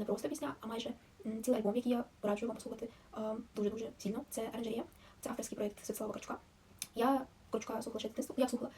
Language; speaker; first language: Ukrainian; non-native, local second language; Russian